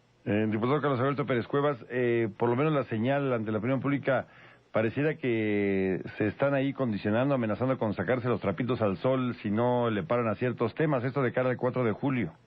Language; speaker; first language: Spanish; native; Spanish